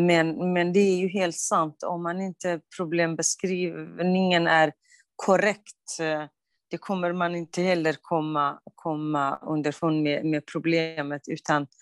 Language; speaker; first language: Swedish; non-native, fluent; Kurdish